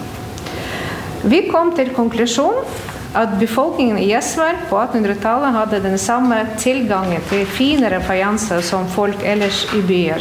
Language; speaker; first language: Norwegian; non-native, fluent; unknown